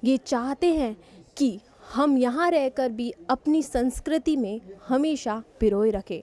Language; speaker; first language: Hindi; native; Hindi